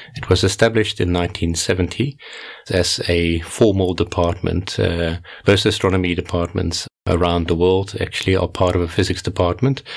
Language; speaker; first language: English; non-native, fluent; Dutch